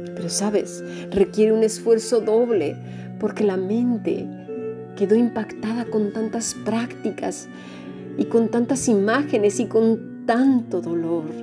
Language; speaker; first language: Spanish; native; Spanish